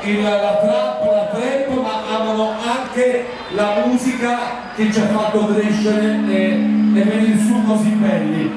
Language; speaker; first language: Italian; native; Italian